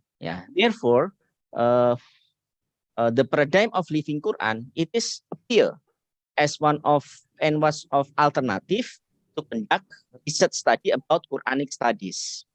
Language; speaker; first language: English; non-native, learner; Indonesian